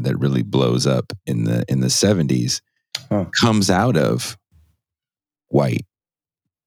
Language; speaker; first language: English; native; English